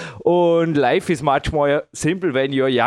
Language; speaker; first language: English; non-native, fluent; German